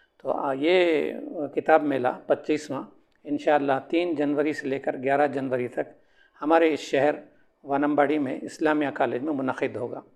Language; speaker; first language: Urdu; native; Urdu